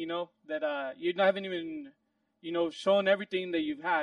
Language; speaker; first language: English; early bilingual, other home language; Spanish